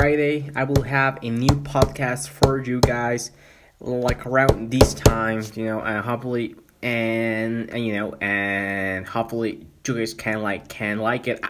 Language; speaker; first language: English; non-native, fluent; Spanish